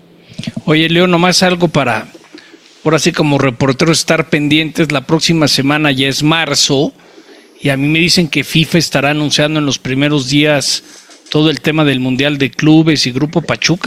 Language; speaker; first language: Spanish; native; Spanish